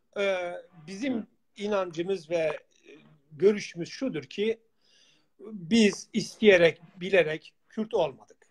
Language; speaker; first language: Turkish; non-native, local second language; Kurdish